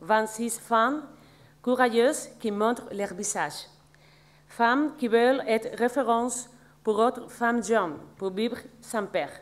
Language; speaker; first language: French; non-native, learner; Spanish